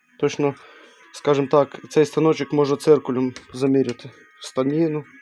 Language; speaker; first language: Ukrainian; native; Ukrainian